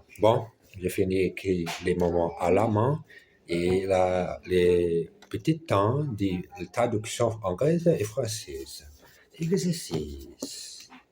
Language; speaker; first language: French; non-native, learner; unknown